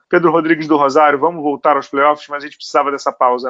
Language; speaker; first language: Portuguese; native; Portuguese